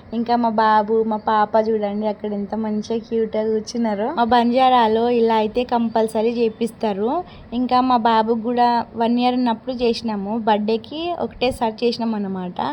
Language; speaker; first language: Telugu; non-native, local second language; Lambadi